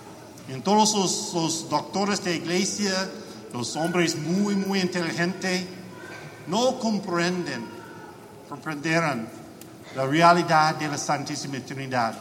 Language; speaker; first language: Spanish; non-native, learner; English